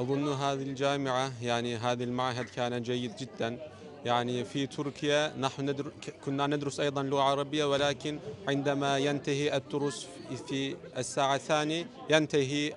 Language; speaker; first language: Arabic; non-native, learner; Turkish